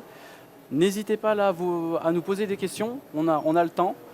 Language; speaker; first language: French; native; French